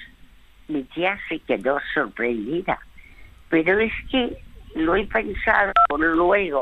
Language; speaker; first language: Spanish; early bilingual, other home language; French